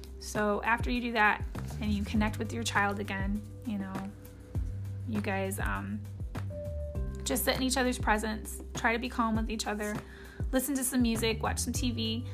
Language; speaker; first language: English; native; English